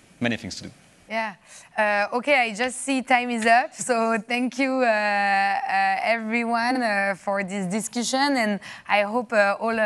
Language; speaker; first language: English; non-native, fluent; French